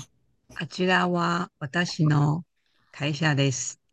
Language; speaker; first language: Japanese; non-native, learner; Chinese